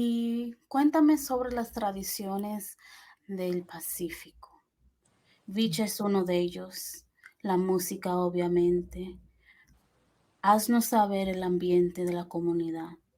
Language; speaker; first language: Spanish; early bilingual, heritage; Spanish